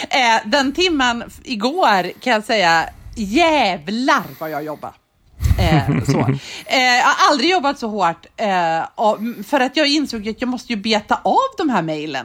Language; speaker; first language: Swedish; native; Swedish